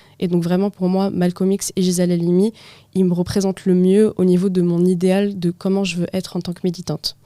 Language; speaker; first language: French; non-native, local second language; Arabic